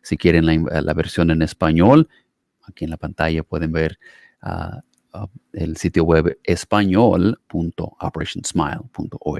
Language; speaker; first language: Spanish; non-native, fluent; English